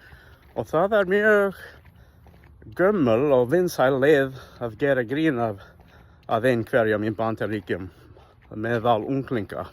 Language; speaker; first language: Icelandic; non-native, learner; English